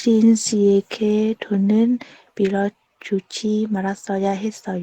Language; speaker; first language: Korean; non-native, learner; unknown